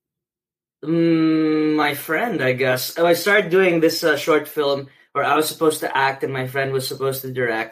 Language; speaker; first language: English; non-native, local second language; Filipino